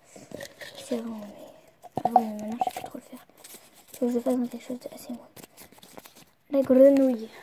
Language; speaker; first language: French; native; French